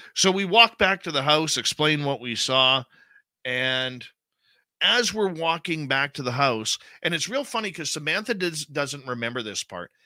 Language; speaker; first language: English; native; English